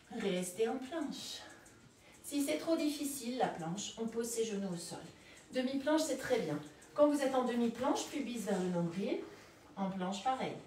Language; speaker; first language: French; native; French